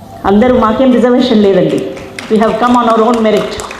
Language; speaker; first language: English; non-native, local second language; Telugu